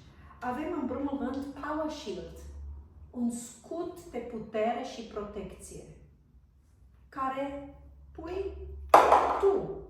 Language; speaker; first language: Romanian; non-native, fluent; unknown